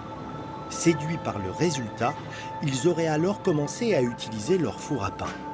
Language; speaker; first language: French; native; French